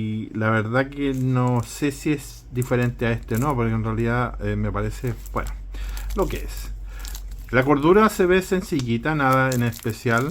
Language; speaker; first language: Spanish; native; Spanish